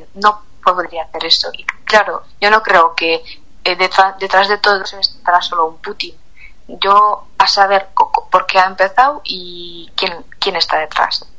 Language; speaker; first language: Spanish; non-native, fluent; Ukrainian